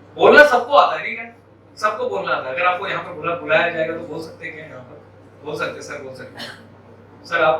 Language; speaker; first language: Hindi; non-native, local second language; Marathi